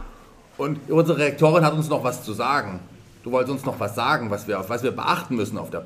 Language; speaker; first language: German; native; German